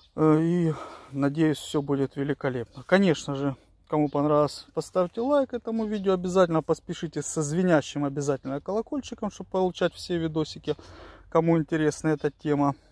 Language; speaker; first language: Russian; native; Russian